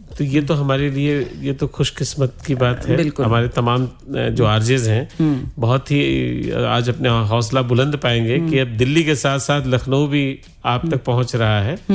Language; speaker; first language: Hindi; native; Hindi